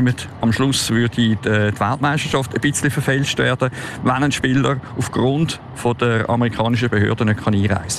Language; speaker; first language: German; native; German